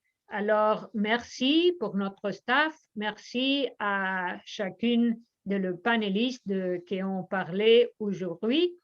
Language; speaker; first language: French; non-native, fluent; Spanish